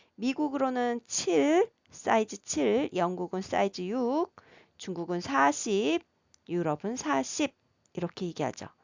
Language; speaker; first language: Korean; native; Korean